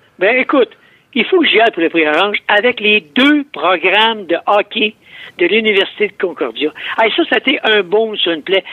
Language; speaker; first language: French; native; French